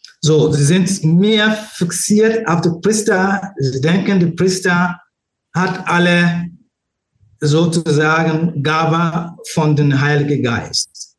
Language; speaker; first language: German; non-native, learner; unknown